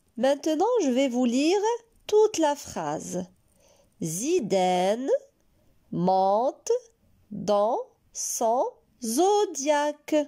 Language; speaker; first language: French; non-native, local second language; Arabic